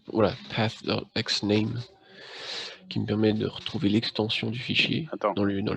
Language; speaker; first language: French; native; French